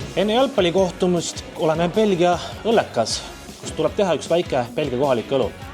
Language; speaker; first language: Estonian; native; Estonian